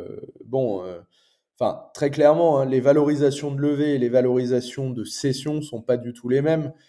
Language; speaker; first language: French; native; French